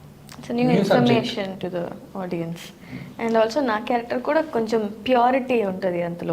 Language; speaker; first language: Telugu; non-native, learner; Tamil